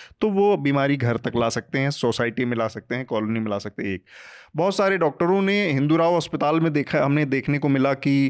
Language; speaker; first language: Hindi; native; Hindi